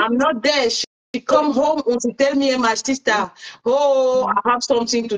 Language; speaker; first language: English; non-native, local second language; French